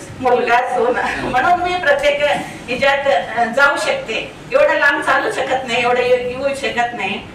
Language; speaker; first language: Marathi; non-native, local second language; Kannada